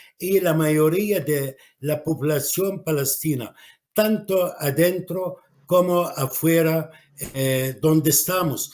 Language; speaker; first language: Spanish; non-native, fluent; Arabic